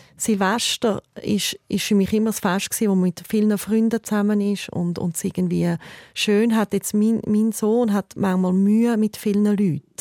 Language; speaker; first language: German; native; German